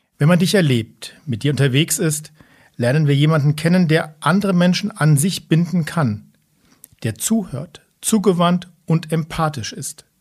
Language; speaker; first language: German; native; German